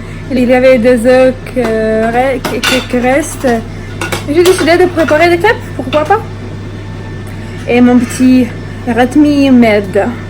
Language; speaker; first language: French; non-native, learner; Russian